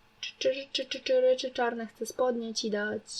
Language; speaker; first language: Polish; native; Polish